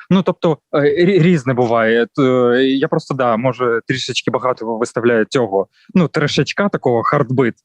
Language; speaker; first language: Ukrainian; non-native, local second language; Russian